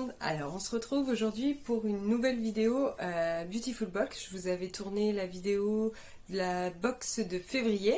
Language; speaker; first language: French; native; French